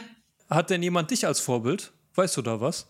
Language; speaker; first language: German; native; German